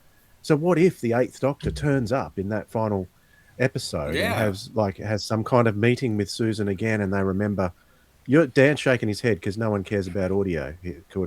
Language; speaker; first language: English; native; English